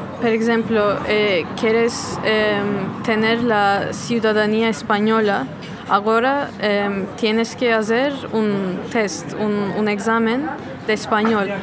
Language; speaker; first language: Spanish; non-native, fluent; Turkish